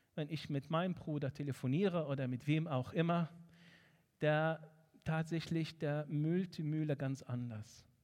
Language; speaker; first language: German; non-native, fluent; Arabic